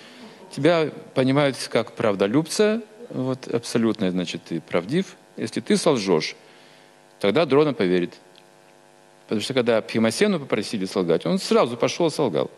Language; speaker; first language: Russian; native; Russian